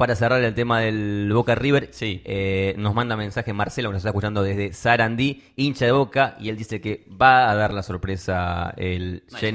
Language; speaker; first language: Spanish; native; Spanish